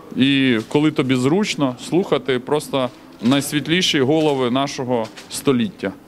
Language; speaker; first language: Ukrainian; native; Ukrainian